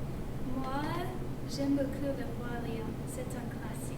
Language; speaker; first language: French; non-native, learner; English